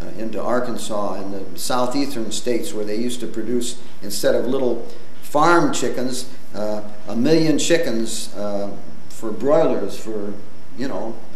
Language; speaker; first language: English; native; English